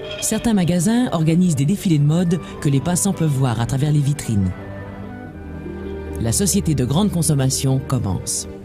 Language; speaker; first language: French; native; French